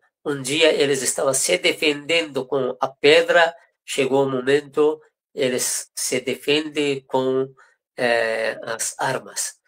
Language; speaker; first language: Portuguese; non-native, fluent; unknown